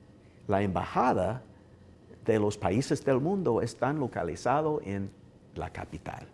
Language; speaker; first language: Spanish; non-native, learner; English